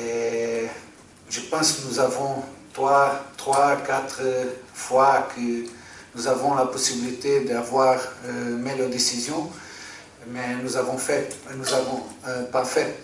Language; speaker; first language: French; non-native, fluent; Portuguese